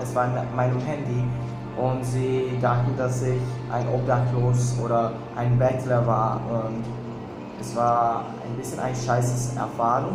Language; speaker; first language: German; non-native, fluent; Portuguese